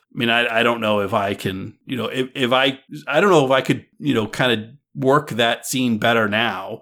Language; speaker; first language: English; native; English